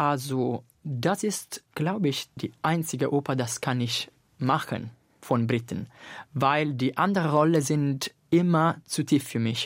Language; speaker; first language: German; non-native, fluent; Italian